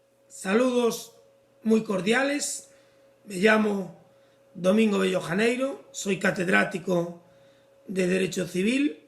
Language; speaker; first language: Spanish; native; Spanish